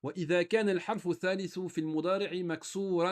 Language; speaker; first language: Arabic; non-native, fluent; French